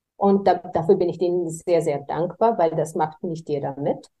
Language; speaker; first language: German; non-native, fluent; Bulgarian